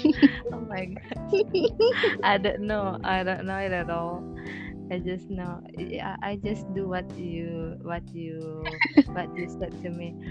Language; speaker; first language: English; non-native, learner; Indonesian